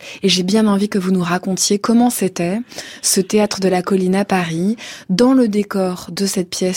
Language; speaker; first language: French; native; French